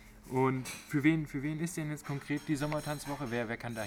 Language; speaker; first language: German; native; German